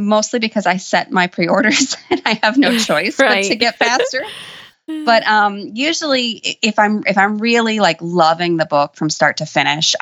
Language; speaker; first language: English; native; English